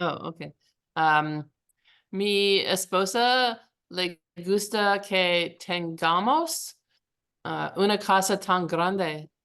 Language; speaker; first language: Spanish; non-native, learner; English